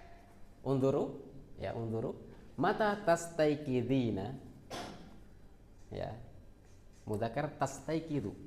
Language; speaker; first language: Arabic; non-native, fluent; Indonesian